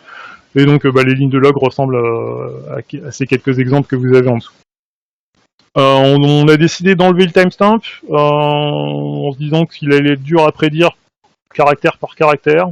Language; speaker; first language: French; native; French